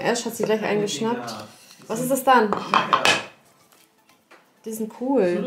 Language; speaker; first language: German; native; German